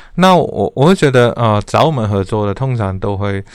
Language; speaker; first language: Chinese; non-native, fluent; Cantonese